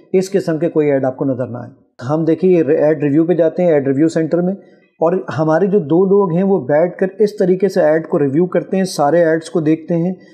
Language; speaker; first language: Urdu; native; Urdu